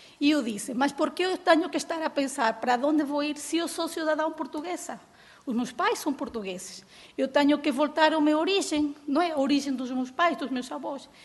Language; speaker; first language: Portuguese; early bilingual, heritage; Portuguese